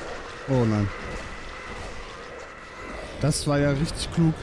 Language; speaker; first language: German; native; German